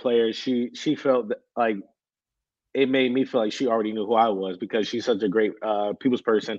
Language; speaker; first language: English; native; English